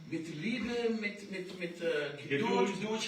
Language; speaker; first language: German; non-native, learner; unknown